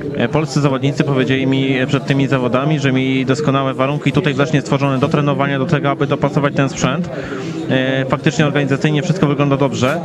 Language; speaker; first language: Polish; native; Polish